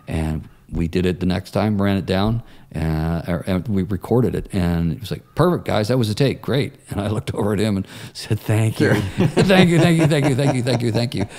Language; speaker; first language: English; native; English